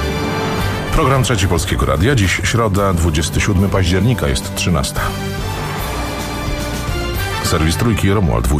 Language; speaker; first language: Polish; native; Polish